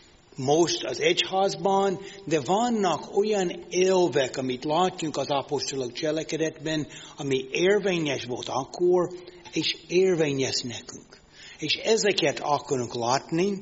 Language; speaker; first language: Hungarian; non-native, fluent; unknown